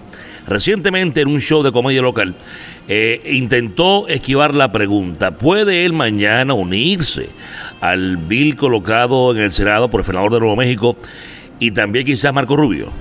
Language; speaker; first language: Spanish; native; Spanish